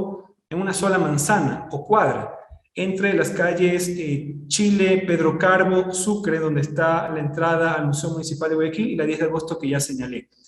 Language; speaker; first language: Spanish; native; Spanish